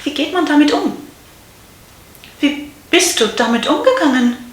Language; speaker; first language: German; non-native, fluent; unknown